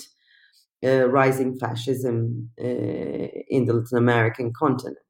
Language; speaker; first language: English; non-native, fluent; Turkish